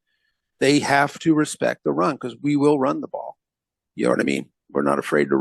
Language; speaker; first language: English; native; English